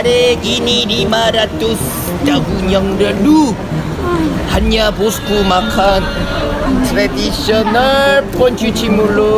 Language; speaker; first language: Indonesian; non-native, learner; Korean